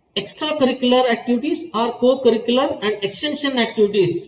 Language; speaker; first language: English; non-native, local second language; Kannada